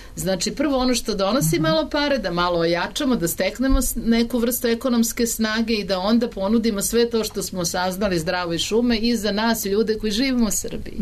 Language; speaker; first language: Serbian; native; Serbian